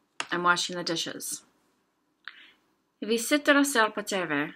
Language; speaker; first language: Norwegian; non-native, learner; English